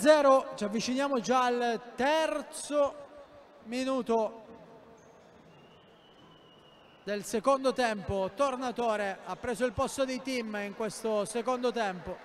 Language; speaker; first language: Italian; native; Italian